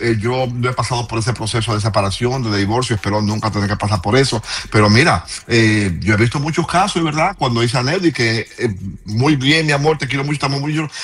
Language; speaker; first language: Spanish; native; Spanish